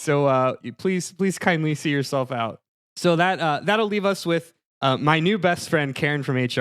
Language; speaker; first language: English; native; English